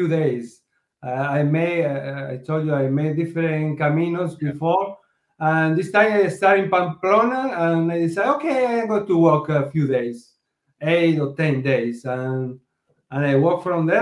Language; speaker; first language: English; non-native, learner; Spanish